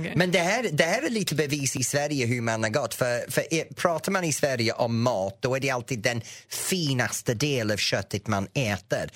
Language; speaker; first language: Swedish; non-native, fluent; English